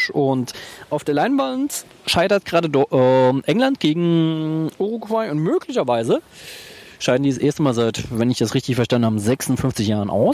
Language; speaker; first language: German; native; German